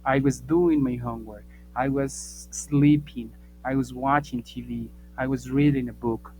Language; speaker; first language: English; non-native, fluent; Spanish